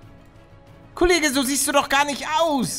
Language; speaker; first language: German; native; German